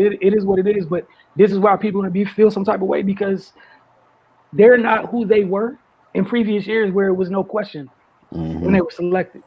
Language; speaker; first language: English; native; English